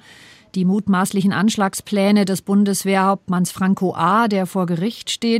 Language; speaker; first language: German; native; German